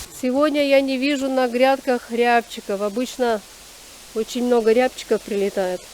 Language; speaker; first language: Russian; native; Russian